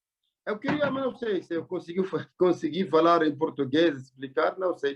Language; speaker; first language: Portuguese; non-native, learner; Arabic